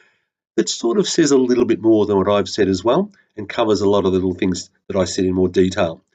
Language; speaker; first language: English; native; English